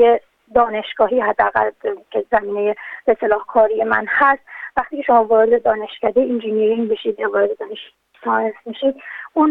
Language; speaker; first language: Persian; native; Persian